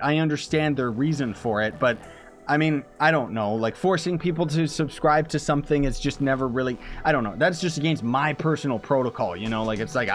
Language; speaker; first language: English; native; English